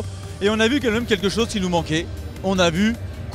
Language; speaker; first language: French; native; French